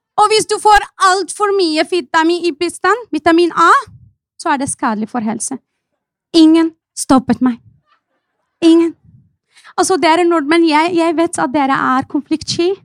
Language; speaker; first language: Norwegian; non-native, fluent; Arabic